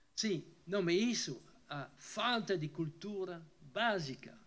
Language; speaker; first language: Portuguese; non-native, fluent; French